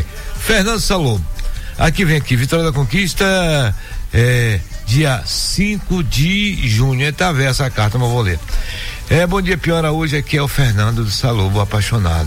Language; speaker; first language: Portuguese; native; Portuguese